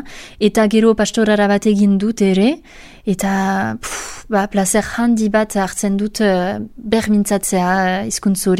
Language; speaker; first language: Basque; non-native, local second language; French